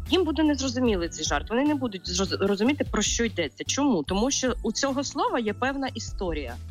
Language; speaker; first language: Ukrainian; native; Ukrainian